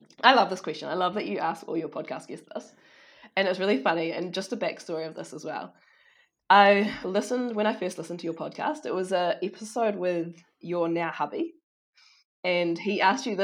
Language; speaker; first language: English; native; English